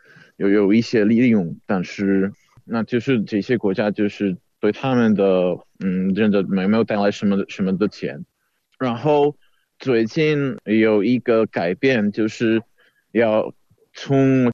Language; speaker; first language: Chinese; non-native, fluent; Czech